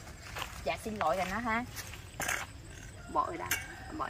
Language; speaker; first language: Vietnamese; non-native, learner; Thai